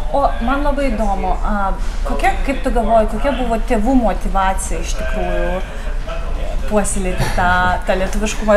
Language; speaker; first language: Lithuanian; native; Lithuanian